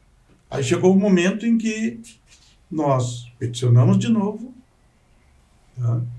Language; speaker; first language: Portuguese; native; Portuguese